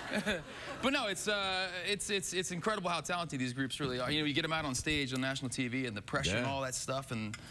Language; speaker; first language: English; native; English